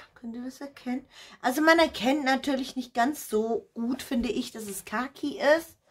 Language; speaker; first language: German; non-native, fluent; Russian